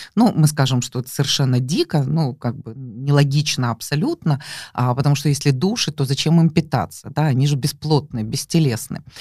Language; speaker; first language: Russian; native; Russian